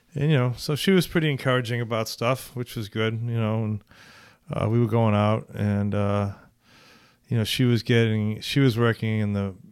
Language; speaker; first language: English; native; English